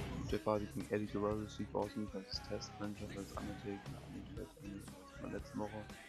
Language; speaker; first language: German; native; German